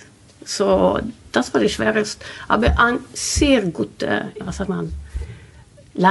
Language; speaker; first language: German; non-native, learner; Swedish